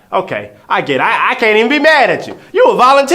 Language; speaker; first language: English; native; English